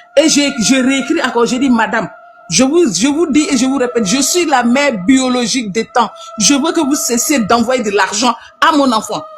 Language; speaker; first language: French; non-native, local second language; Wolof